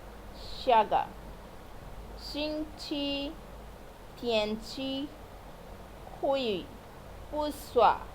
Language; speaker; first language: Chinese; non-native, fluent; Urdu